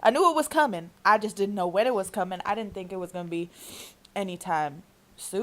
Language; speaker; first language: English; native; English